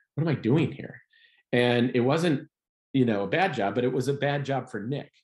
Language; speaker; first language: English; native; English